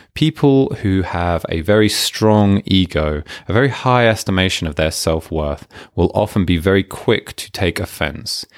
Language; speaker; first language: English; native; English